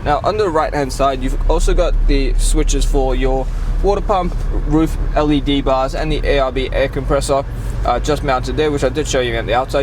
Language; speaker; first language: English; native; English